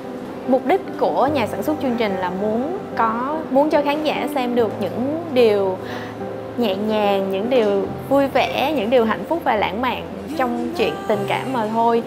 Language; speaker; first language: Vietnamese; native; Vietnamese